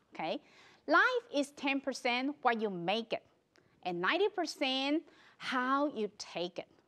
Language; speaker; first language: English; non-native, fluent; Chinese